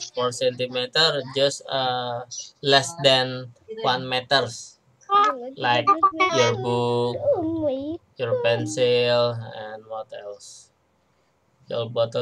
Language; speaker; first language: English; non-native, learner; Indonesian